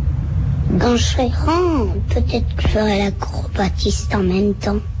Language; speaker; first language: French; early bilingual, other home language; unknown